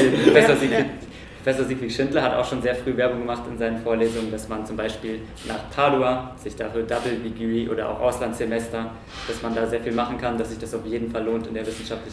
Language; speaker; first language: German; native; German